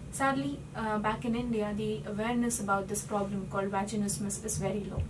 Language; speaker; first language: English; non-native, local second language; Hindi